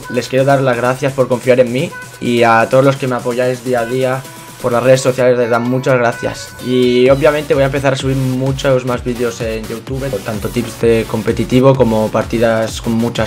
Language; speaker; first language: Spanish; native; Spanish